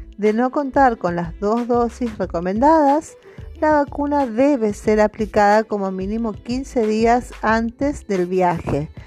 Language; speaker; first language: Spanish; native; Spanish